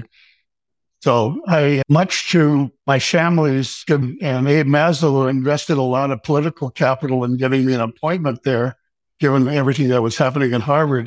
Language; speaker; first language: English; native; English